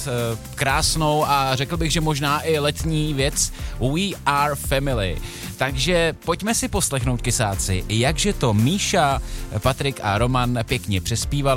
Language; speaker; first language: Czech; native; Czech